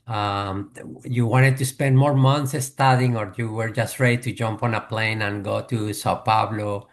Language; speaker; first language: English; non-native, fluent; Spanish